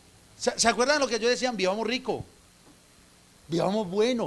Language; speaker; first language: Spanish; native; Spanish